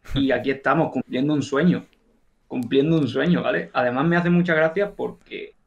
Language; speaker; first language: Spanish; native; Spanish